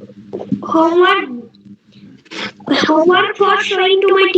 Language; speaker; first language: English; non-native, learner; Bangla